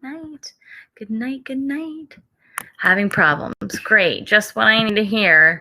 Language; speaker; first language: English; native; English